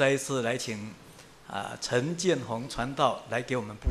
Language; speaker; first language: Chinese; native; Chinese